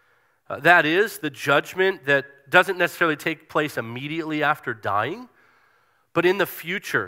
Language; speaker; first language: English; native; English